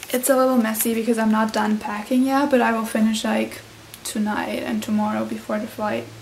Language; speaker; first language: English; non-native, fluent; German